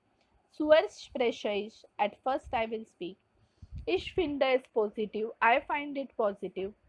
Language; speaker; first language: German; non-native, fluent; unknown